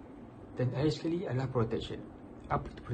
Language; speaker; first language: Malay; native; Malay